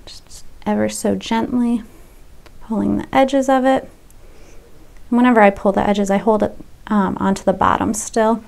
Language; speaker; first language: English; native; English